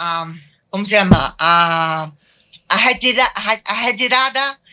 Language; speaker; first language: Portuguese; non-native, fluent; Arabic